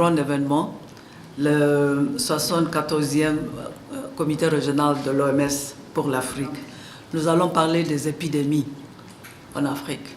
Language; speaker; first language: French; non-native, fluent; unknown